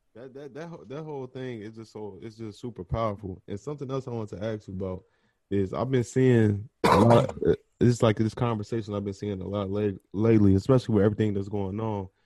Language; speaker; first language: English; native; English